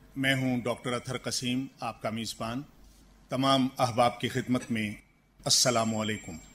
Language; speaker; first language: Urdu; native; Urdu